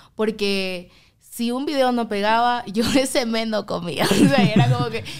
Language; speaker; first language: Spanish; native; Spanish